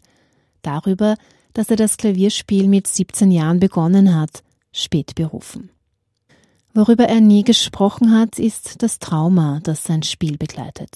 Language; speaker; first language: German; native; German